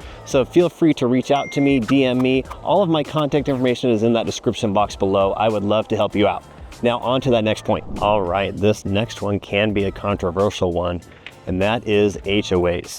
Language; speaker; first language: English; native; English